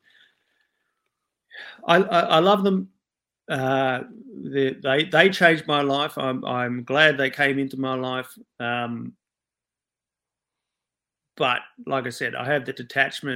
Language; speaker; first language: English; native; English